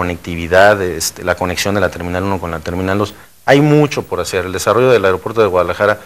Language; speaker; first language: Spanish; native; Spanish